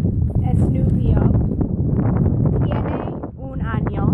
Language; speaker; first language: Spanish; non-native, learner; English